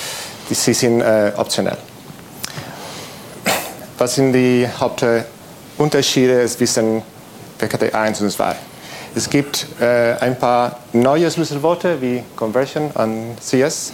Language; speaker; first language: German; non-native, fluent; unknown